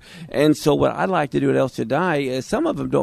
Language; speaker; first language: English; native; English